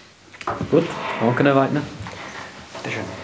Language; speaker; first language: German; native; German